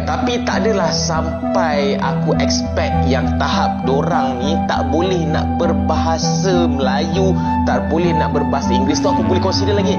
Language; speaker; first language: Malay; native; Malay